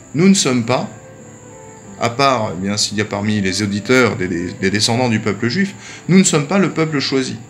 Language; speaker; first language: French; native; French